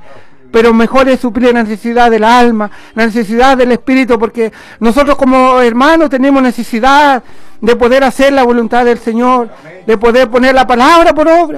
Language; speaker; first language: Spanish; native; Spanish